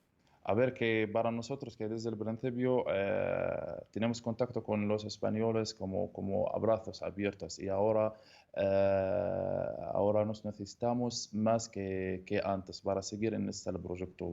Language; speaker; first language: Spanish; non-native, learner; Arabic